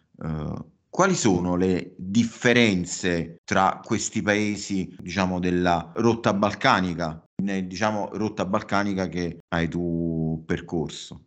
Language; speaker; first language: Italian; native; Italian